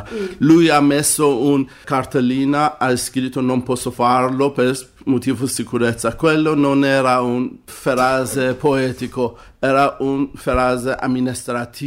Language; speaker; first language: Italian; non-native, learner; Persian